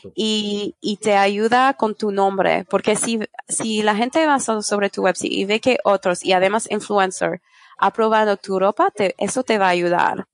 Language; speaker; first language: Spanish; non-native, fluent; French